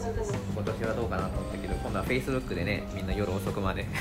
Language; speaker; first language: Japanese; native; Japanese